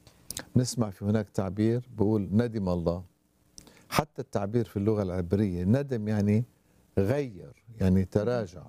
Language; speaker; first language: Arabic; native; Arabic